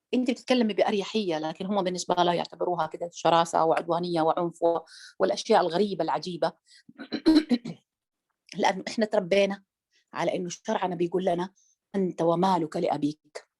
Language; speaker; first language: Arabic; native; Arabic